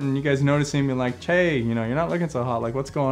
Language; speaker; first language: English; native; English